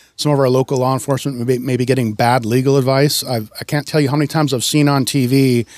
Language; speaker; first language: English; native; English